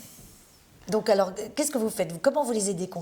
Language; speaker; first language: French; native; French